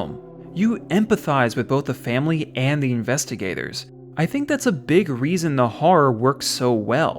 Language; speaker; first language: English; native; English